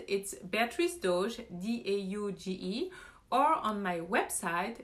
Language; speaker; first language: English; non-native, fluent; French